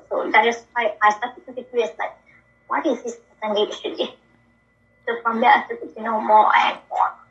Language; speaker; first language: English; non-native, local second language; Malay